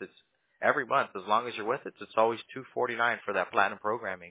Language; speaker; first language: English; early bilingual, other home language; Spanish